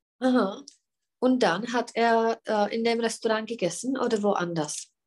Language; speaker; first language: German; non-native, fluent; Czech